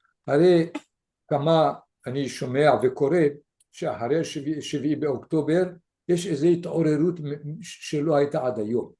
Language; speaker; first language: Hebrew; non-native, fluent; French